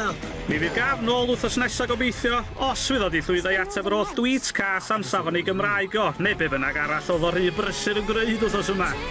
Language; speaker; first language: Welsh; native; Welsh